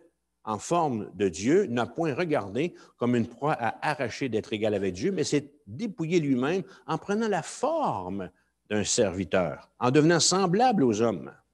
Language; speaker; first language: French; native; French